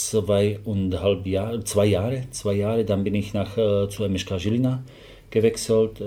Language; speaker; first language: German; non-native, fluent; Slovak